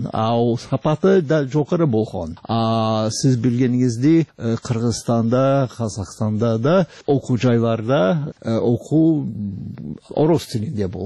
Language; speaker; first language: Kazakh; non-native, fluent; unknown